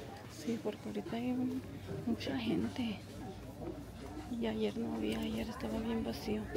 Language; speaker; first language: Spanish; early bilingual, heritage; Spanish